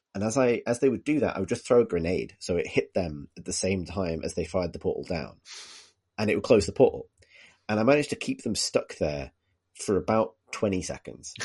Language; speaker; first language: English; native; English